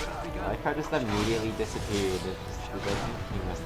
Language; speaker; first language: English; native; English